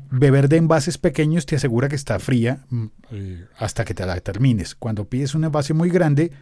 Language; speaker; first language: Spanish; native; Spanish